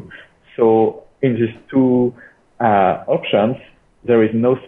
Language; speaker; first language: English; non-native, fluent; French